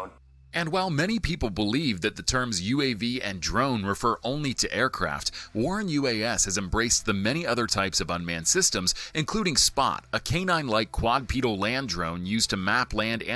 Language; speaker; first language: English; native; English